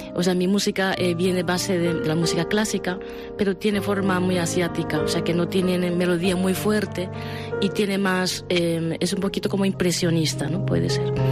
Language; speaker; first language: Spanish; non-native, fluent; Japanese